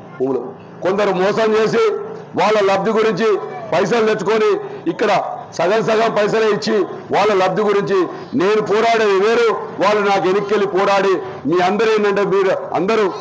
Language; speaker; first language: Telugu; native; Telugu